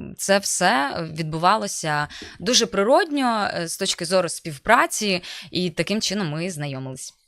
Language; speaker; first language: Ukrainian; native; Ukrainian